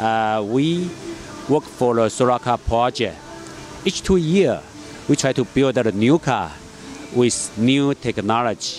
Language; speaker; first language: English; non-native, learner; Chinese